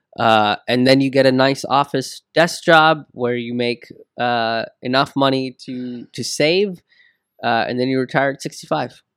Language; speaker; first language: English; early bilingual, other home language; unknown